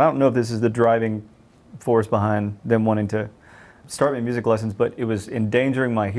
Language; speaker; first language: English; native; English